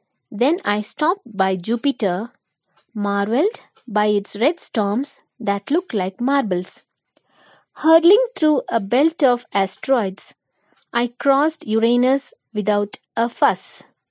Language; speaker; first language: English; non-native, local second language; Tamil